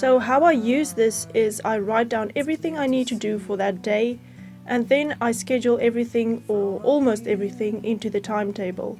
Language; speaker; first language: English; native; English